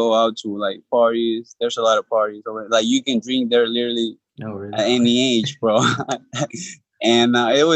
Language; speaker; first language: English; non-native, fluent; Spanish